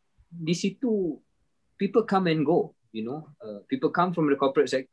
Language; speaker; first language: English; non-native, local second language; Malay